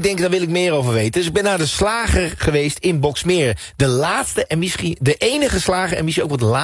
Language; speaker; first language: Dutch; native; Dutch